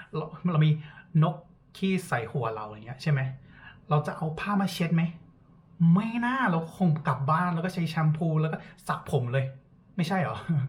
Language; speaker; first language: Thai; non-native, fluent; English